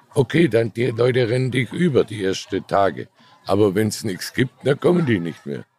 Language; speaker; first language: German; native; German